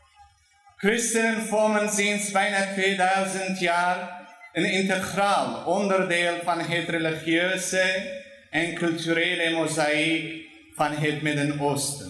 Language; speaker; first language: Dutch; non-native, fluent; Turoyo